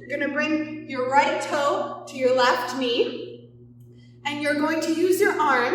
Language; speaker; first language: English; native; English